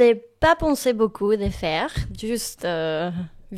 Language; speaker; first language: French; non-native, learner; Spanish